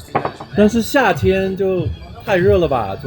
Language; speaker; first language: Chinese; non-native, fluent; English